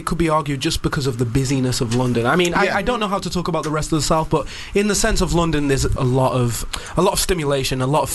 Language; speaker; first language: English; native; English